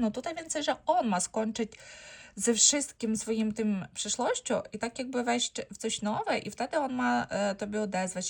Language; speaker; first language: Polish; non-native, learner; Ukrainian